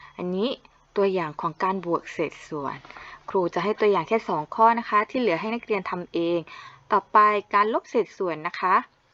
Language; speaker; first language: Thai; non-native, local second language; Malay